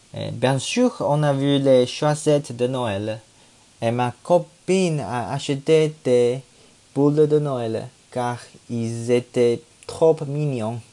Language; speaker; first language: French; non-native, learner; Chinese